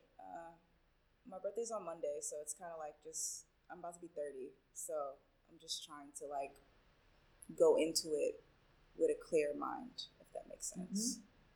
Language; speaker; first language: English; early bilingual, other home language; Spanish